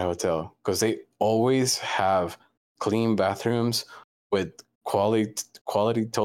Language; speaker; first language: English; non-native, fluent; Spanish